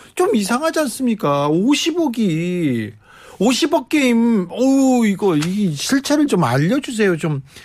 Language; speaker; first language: Korean; native; Korean